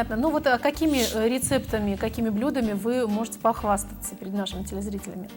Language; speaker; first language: Russian; native; Russian